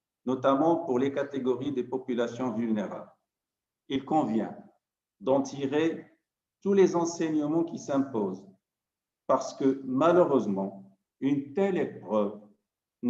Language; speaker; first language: French; non-native, local second language; Arabic